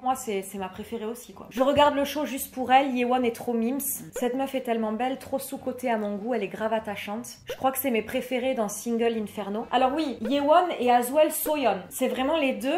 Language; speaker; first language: French; native; French